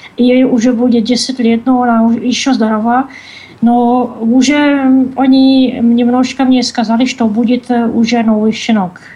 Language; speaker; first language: Russian; non-native, learner; Czech